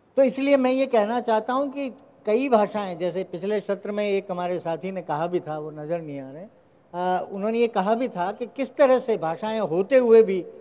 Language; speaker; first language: Hindi; non-native, local second language; Rajasthani